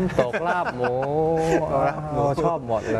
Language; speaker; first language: Thai; early bilingual, other home language; Indonesian